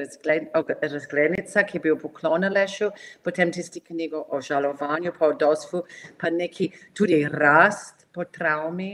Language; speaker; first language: Slovenian; non-native, fluent; English